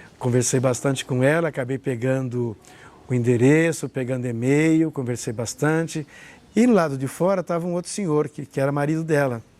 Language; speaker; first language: Portuguese; native; Portuguese